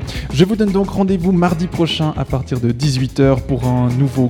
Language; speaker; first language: French; native; French